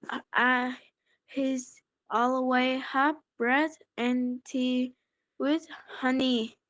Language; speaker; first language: English; non-native, learner; Polish